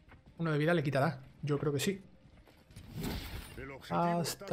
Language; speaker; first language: Spanish; native; Spanish